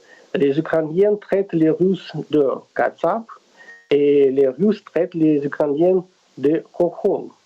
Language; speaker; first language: French; non-native, fluent; Russian